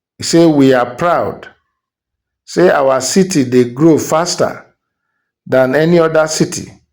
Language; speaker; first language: Nigerian Pidgin; native; Nigerian Pidgin